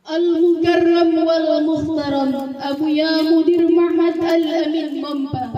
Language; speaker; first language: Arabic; non-native, learner; Indonesian